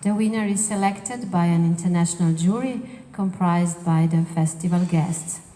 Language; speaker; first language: English; non-native, fluent; Slovenian